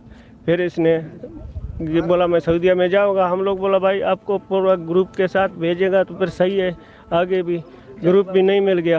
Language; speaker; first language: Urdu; non-native, local second language; Baluchi